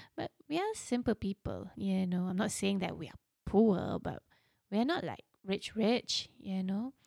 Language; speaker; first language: English; non-native, local second language; Malay